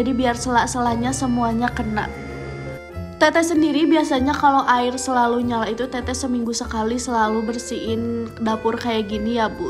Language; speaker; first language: Indonesian; non-native, local second language; Sundanese